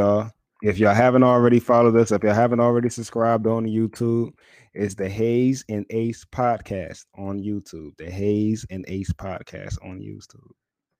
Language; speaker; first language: English; native; English